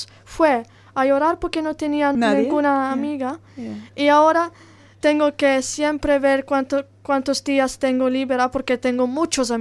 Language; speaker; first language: Spanish; non-native, learner; Italian